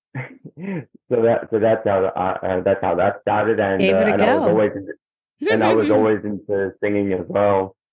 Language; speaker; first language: English; native; English